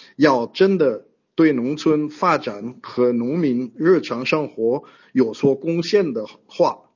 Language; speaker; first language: Chinese; non-native, fluent; French